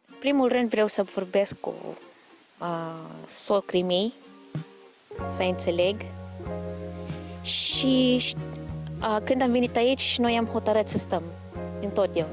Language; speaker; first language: Romanian; non-native, fluent; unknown